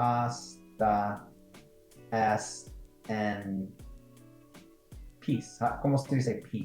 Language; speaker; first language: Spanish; non-native, learner; English